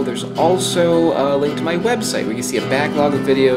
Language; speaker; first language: English; native; English